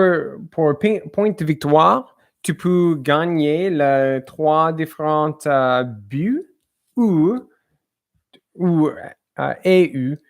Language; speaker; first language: French; non-native, learner; English